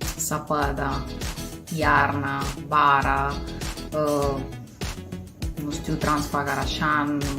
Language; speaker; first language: Romanian; non-native, fluent; Spanish